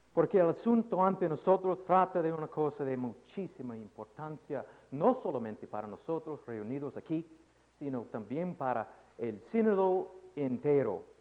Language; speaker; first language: Spanish; non-native, fluent; English